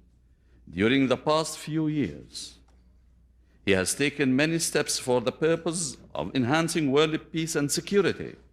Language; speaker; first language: English; non-native, fluent; Arabic